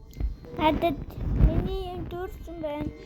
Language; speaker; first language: Mongolian; early bilingual, heritage; Mongolian